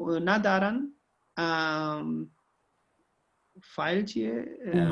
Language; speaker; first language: Persian; non-native, learner; Urdu